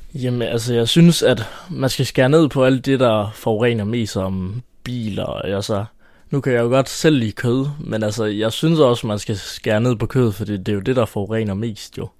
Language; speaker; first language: Danish; native; Danish